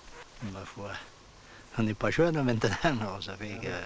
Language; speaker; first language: French; native; French